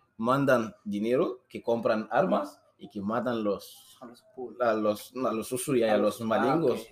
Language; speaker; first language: Spanish; non-native, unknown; Susu